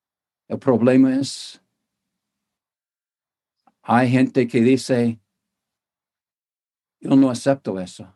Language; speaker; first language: Spanish; non-native, fluent; English